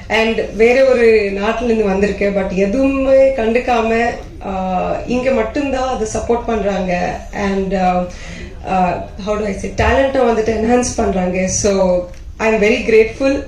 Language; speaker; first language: Tamil; non-native, fluent; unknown